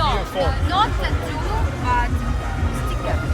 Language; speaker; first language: English; non-native, learner; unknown